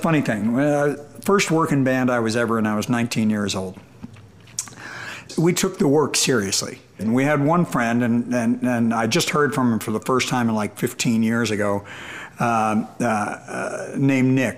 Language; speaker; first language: English; native; English